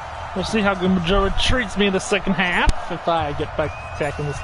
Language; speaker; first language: English; native; English